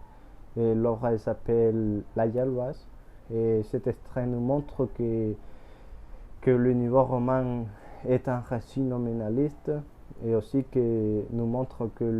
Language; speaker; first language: French; non-native, learner; Spanish